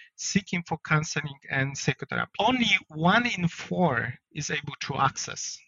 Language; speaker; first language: English; non-native, fluent; Polish